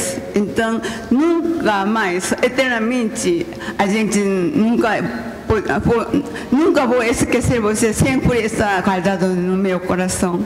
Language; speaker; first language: Portuguese; non-native, learner; Korean